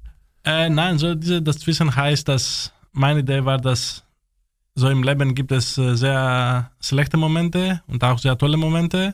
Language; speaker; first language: German; non-native, learner; Greek